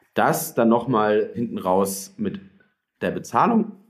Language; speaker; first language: German; native; German